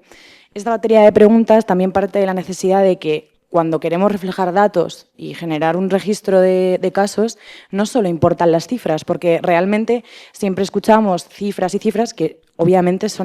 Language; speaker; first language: Spanish; native; Spanish